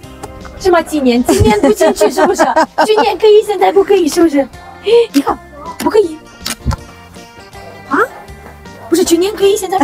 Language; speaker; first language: Chinese; non-native, learner; Ukrainian